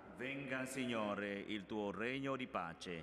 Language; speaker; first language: Italian; native; Italian